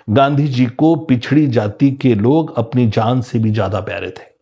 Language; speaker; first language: Hindi; non-native, local second language; Marathi